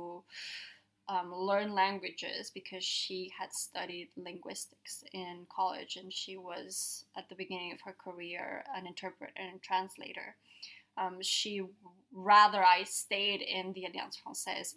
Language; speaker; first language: English; non-native, fluent; Spanish